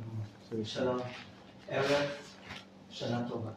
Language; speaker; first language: Hebrew; non-native, learner; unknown